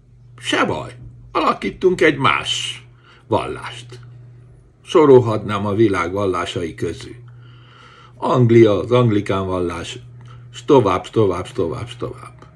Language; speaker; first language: Hungarian; native; Hungarian